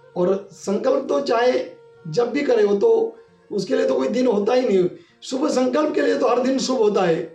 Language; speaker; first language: Hindi; non-native, local second language; Gujarati